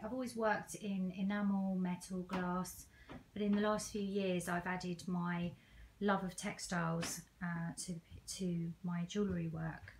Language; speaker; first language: English; native; English